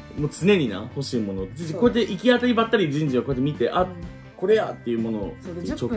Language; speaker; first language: Japanese; native; Japanese